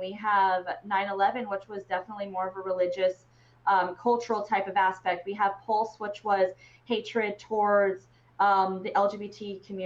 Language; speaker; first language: English; native; English